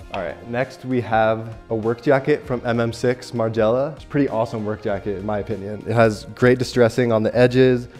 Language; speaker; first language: English; native; English